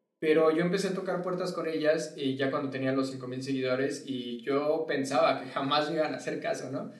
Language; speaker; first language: Spanish; native; Spanish